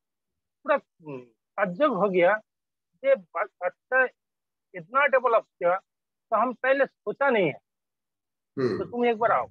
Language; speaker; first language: Hindi; non-native, local second language; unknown